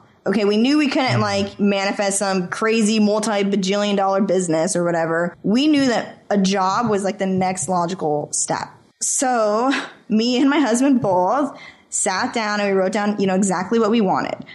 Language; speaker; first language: English; native; English